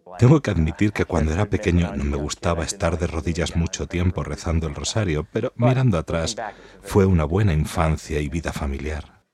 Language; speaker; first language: Spanish; non-native, fluent; English